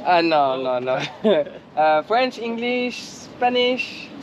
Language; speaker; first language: English; non-native, learner; French